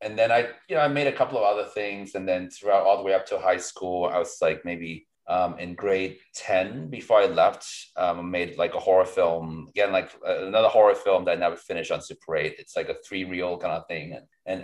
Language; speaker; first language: English; non-native, local second language; Cantonese